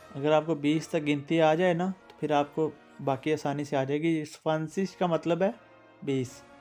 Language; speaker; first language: Urdu; native; Urdu